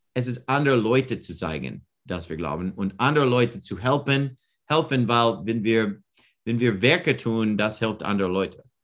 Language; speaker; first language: German; non-native, learner; English